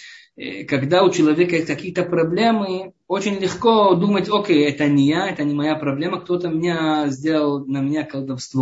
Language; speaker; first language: Russian; early bilingual, heritage; Hebrew